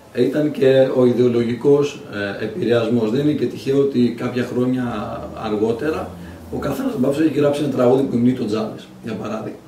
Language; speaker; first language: Greek; native; Greek